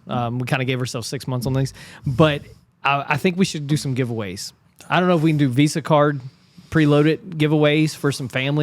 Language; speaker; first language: English; native; English